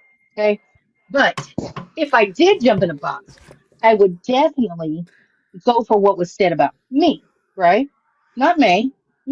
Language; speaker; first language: English; native; English